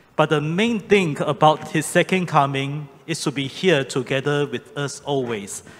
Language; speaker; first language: English; non-native, local second language; Chinese